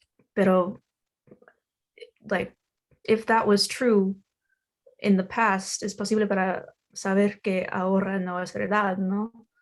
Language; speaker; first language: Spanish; non-native, learner; English